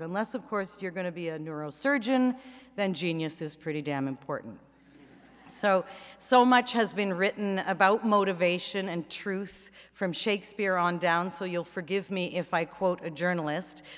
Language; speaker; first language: English; native; English